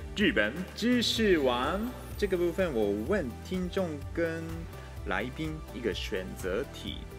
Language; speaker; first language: Chinese; non-native, fluent; Japanese